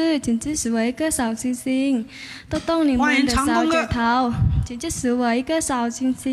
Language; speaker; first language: Chinese; non-native, learner; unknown